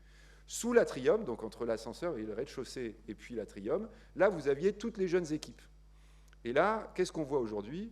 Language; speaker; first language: French; native; French